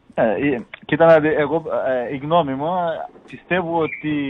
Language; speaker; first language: Greek; non-native, fluent; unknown